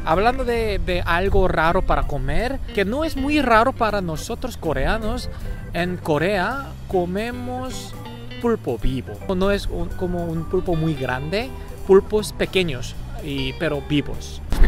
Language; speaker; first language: Spanish; non-native, fluent; Korean